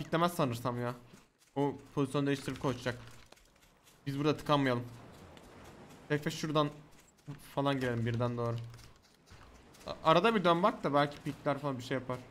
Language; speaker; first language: Turkish; native; Turkish